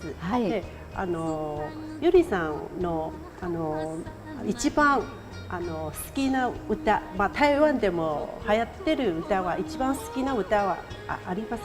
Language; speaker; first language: Japanese; non-native, fluent; Chinese